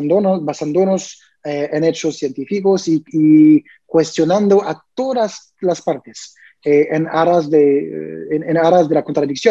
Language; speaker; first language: Spanish; non-native, learner; French